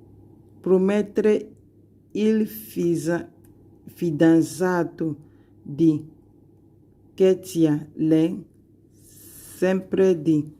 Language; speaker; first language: Italian; non-native, learner; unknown